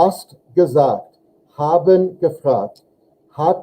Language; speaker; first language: German; non-native, fluent; English